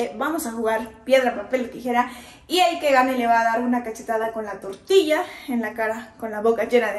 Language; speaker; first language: Spanish; native; Spanish